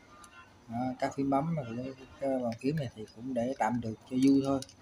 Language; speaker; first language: Vietnamese; native; Vietnamese